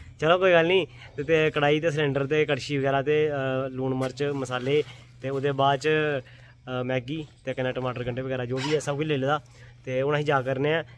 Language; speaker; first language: Punjabi; non-native, local second language; Dogri